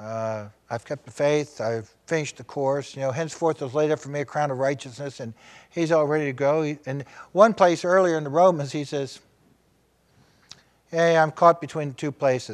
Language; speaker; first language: English; native; English